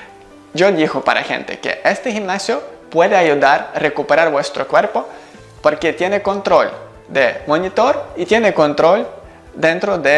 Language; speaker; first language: Spanish; non-native, learner; Ukrainian